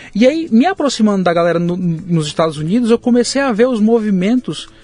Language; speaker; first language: Portuguese; native; Portuguese